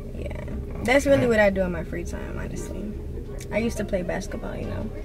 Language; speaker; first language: English; native; English